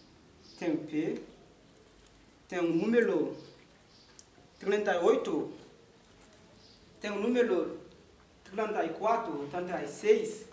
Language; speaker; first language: Portuguese; non-native, learner; Haitian Creole